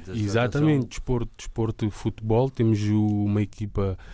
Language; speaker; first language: Portuguese; native; Portuguese